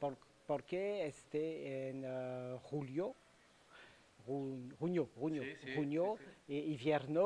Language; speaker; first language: Spanish; non-native, learner; French